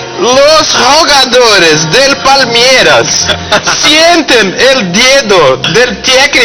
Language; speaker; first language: Spanish; non-native, learner; Portuguese